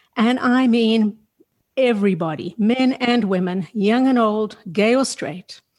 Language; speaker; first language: English; native; English